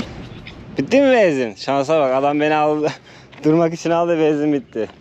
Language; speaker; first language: Turkish; native; Turkish